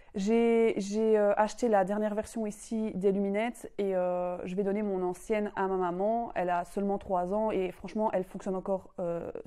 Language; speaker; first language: French; native; French